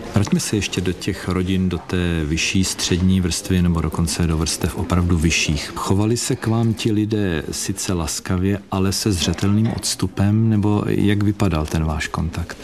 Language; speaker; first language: Czech; native; Czech